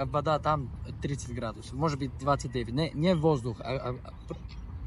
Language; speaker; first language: Russian; non-native, learner; Spanish